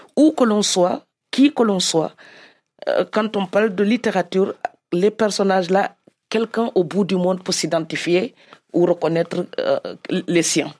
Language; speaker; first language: French; non-native, local second language; Serer